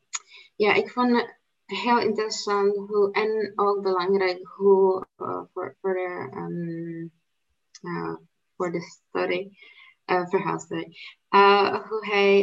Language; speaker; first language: Dutch; non-native, learner; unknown